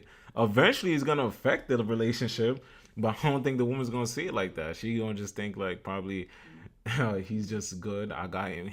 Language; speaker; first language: English; native; English